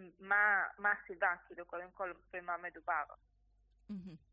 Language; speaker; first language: Hebrew; non-native, fluent; Portuguese